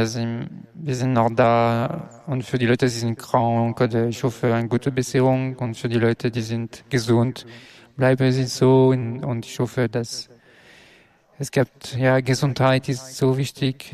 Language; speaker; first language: German; non-native, learner; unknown